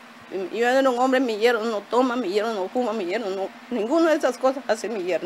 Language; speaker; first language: Spanish; native; Spanish